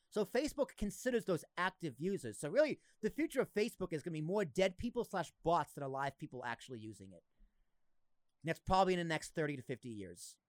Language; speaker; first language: English; native; English